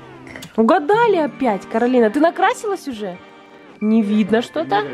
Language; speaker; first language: Russian; native; Russian